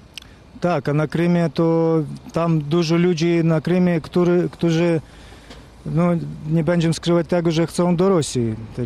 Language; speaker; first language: Polish; non-native, fluent; Ukrainian